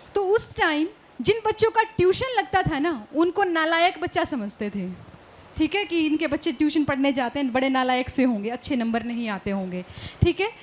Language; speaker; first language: Hindi; native; Hindi